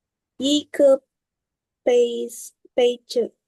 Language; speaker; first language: Chinese; non-native, learner; Indonesian